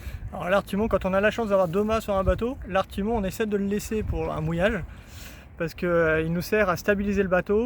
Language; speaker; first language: French; native; French